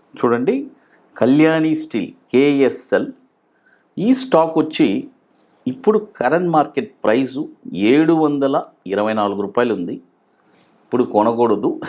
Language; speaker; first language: Telugu; native; Telugu